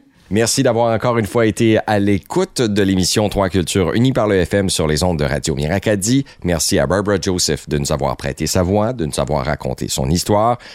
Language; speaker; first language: French; native; French